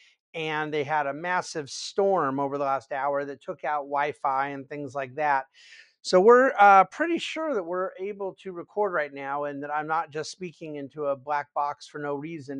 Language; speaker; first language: English; native; English